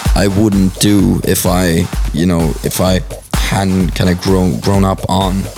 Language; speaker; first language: English; non-native, fluent; Swedish